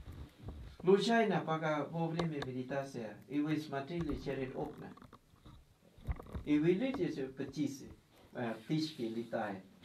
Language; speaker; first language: Russian; non-native, learner; Thai